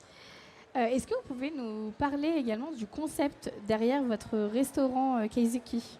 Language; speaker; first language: French; native; French